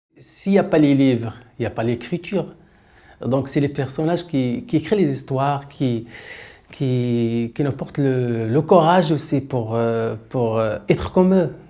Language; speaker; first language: French; non-native, learner; Arabic